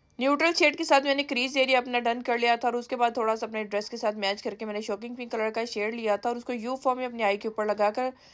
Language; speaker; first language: Urdu; native; Urdu